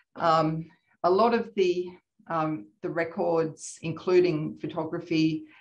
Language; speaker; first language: English; native; English